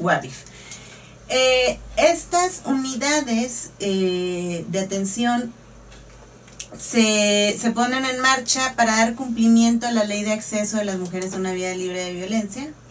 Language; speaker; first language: Spanish; native; Spanish